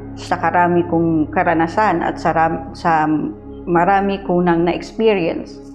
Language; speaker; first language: Filipino; non-native, local second language; Hiligaynon